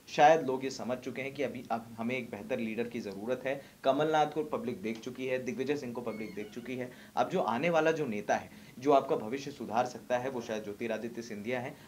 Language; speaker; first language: Hindi; native; Hindi